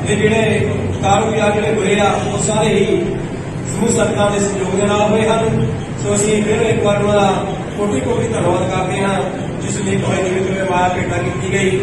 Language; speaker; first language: Hindi; non-native, local second language; Punjabi